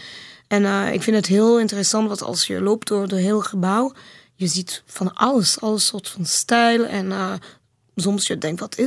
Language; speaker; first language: Dutch; non-native, learner; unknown